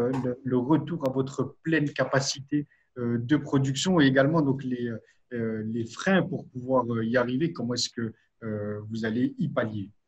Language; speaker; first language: French; native; French